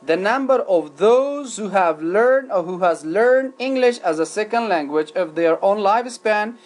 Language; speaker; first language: English; non-native, fluent; Persian